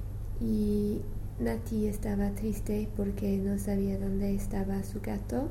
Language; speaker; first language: Spanish; non-native, learner; English